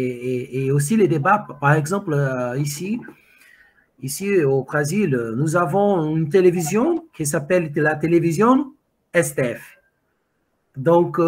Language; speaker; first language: French; non-native, fluent; Portuguese